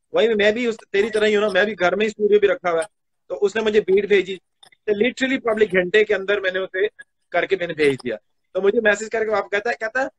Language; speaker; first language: Hindi; early bilingual, other home language; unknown